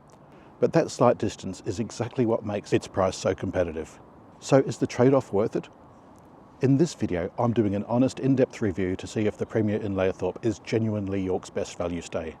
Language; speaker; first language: English; native; English